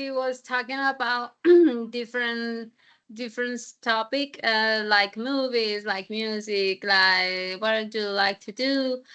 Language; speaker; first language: English; non-native, fluent; Spanish